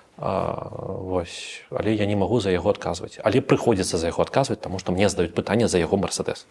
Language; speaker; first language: Belarusian; non-native, local second language; Russian